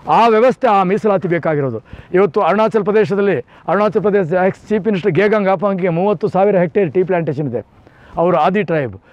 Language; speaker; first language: Kannada; non-native, local second language; Kodava